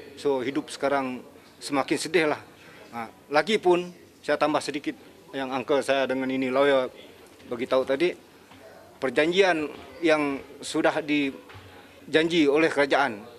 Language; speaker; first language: Malay; non-native, local second language; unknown